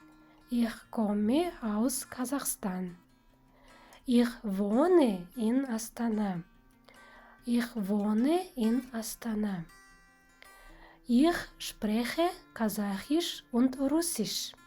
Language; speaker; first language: German; non-native, fluent; Kazakh